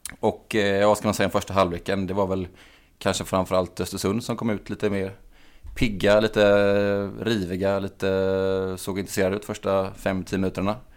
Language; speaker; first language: Swedish; native; Swedish